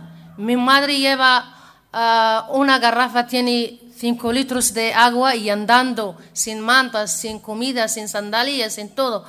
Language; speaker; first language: Spanish; non-native, learner; Arabic